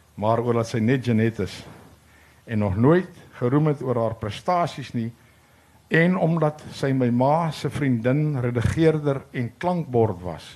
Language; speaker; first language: Afrikaans; native; Afrikaans